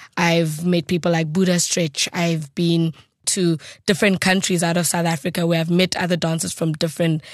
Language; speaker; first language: English; non-native, local second language; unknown